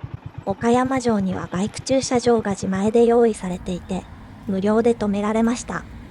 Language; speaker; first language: Japanese; native; Japanese